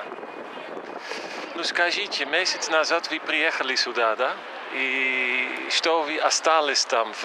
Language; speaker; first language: Russian; non-native, fluent; Dutch